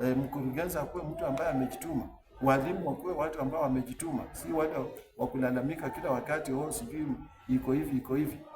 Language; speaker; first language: Swahili; non-native, local second language; Luyia